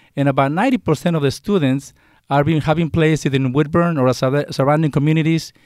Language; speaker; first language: English; non-native, fluent; Spanish